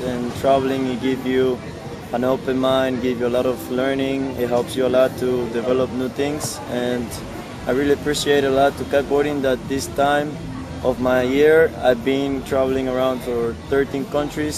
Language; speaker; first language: English; non-native, fluent; Spanish